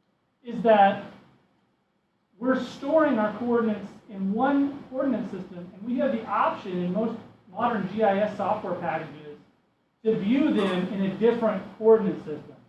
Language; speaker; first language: English; native; English